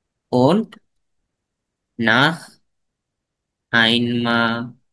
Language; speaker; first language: German; non-native, fluent; Bangla